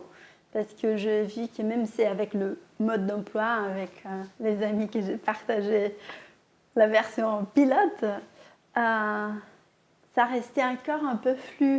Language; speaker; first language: French; non-native, fluent; Portuguese